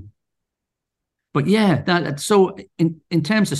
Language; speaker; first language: English; native; English